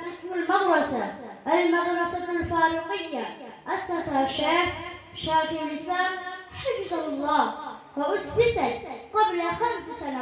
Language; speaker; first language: Arabic; non-native, learner; Bangla